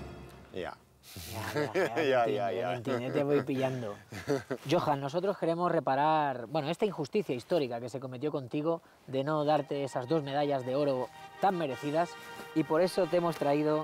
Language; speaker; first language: Spanish; native; Spanish